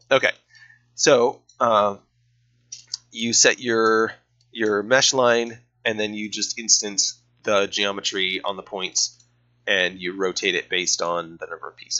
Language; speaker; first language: English; native; English